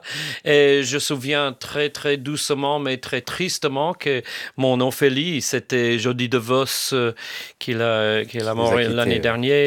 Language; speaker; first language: French; non-native, fluent; English